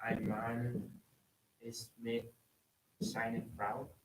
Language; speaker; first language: German; non-native, learner; English